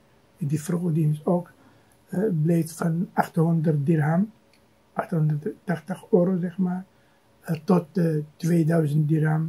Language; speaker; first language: Dutch; non-native, fluent; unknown